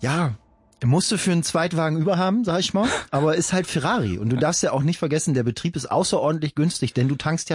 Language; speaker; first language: German; native; German